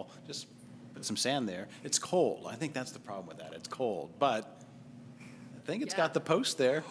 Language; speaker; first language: English; native; English